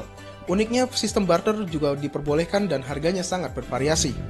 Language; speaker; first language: Indonesian; native; Indonesian